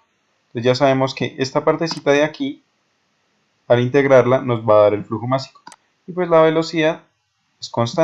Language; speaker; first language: Spanish; native; Spanish